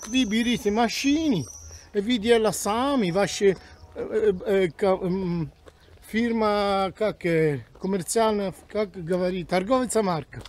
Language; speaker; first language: Russian; non-native, learner; Italian